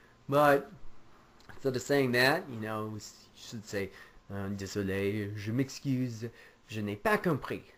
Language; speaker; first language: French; non-native, fluent; English